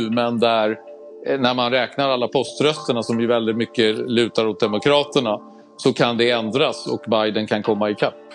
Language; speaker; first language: Swedish; native; Swedish